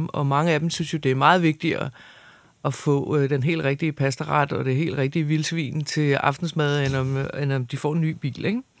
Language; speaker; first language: Danish; native; Danish